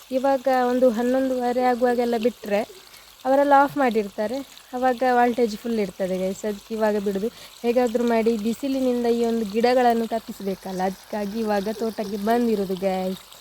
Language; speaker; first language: Kannada; non-native, local second language; Tulu